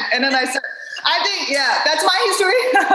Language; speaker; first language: English; non-native, fluent; Korean